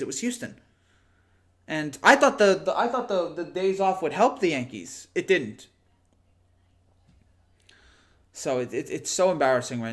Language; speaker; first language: English; native; English